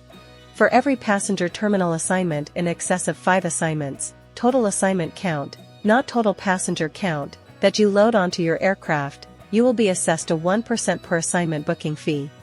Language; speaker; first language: English; native; English